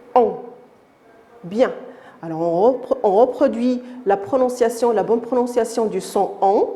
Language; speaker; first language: French; non-native, local second language; Arabic